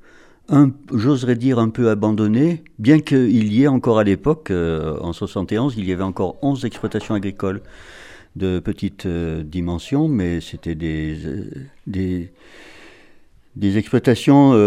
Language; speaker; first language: French; native; French